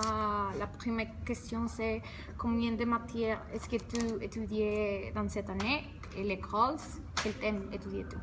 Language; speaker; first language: French; non-native, learner; Spanish